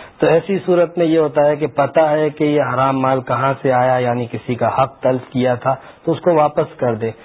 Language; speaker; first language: Urdu; native; Urdu